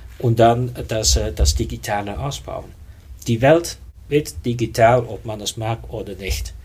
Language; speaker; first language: German; non-native, fluent; Dutch